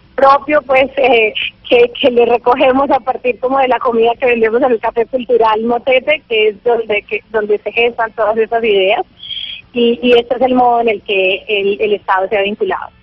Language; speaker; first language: Spanish; native; Spanish